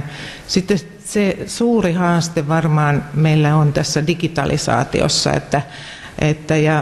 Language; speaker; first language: Finnish; native; Finnish